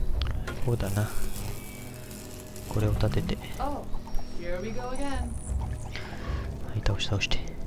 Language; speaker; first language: Japanese; native; Japanese